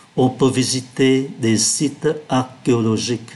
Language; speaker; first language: French; non-native, fluent; Vietnamese